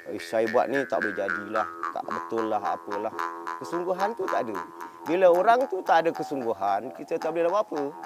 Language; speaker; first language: Malay; non-native, local second language; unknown